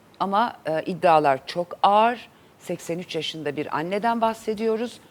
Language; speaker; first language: Turkish; native; Turkish